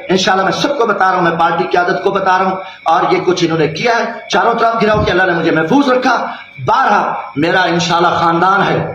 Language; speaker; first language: Urdu; non-native, local second language; Saraiki